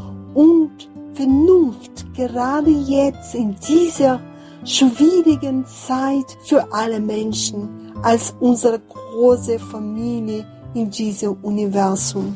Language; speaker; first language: German; non-native, fluent; Portuguese